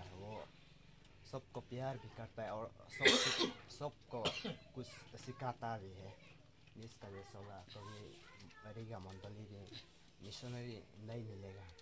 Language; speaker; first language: Hindi; non-native, local second language; Adi